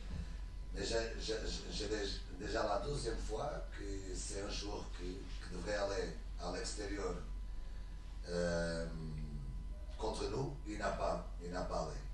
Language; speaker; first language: French; non-native, learner; Portuguese